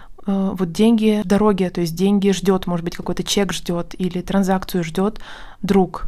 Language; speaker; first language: Russian; native; Russian